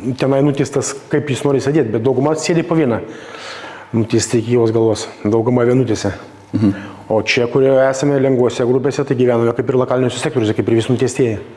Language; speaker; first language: Lithuanian; native; Lithuanian